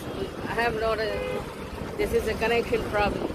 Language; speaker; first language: English; non-native, learner; Hindi